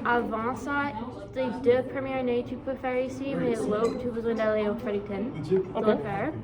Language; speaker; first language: French; non-native, learner; English